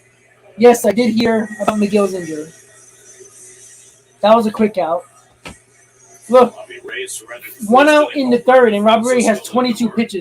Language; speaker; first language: English; native; English